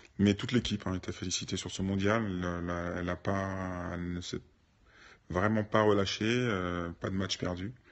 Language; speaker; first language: French; native; French